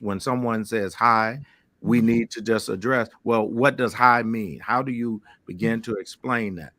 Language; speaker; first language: English; native; English